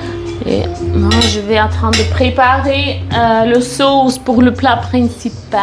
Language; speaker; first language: French; non-native, fluent; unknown